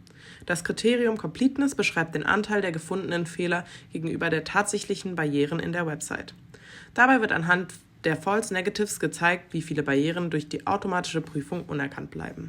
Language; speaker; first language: German; native; German